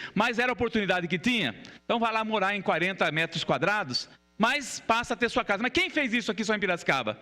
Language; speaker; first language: Portuguese; native; Portuguese